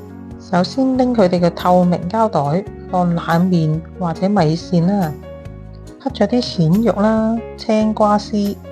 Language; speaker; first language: Chinese; native; Chinese